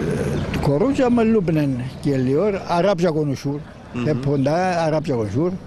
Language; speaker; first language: Turkish; non-native, local second language; Arabic